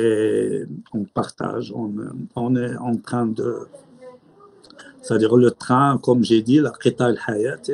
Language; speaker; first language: French; non-native, local second language; Arabic